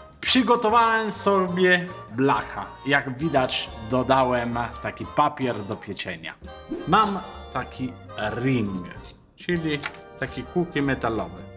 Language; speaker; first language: Polish; non-native, learner; Italian